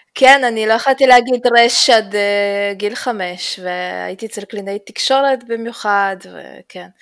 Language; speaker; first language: Hebrew; early bilingual, other home language; Russian